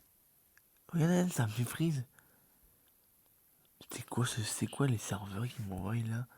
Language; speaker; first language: French; native; French